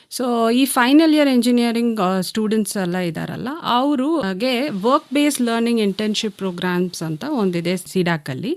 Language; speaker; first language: Kannada; native; Kannada